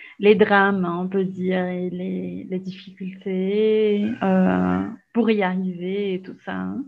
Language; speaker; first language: French; non-native, fluent; Portuguese